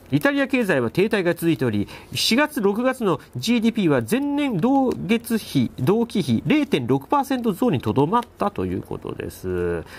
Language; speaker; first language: Japanese; native; Japanese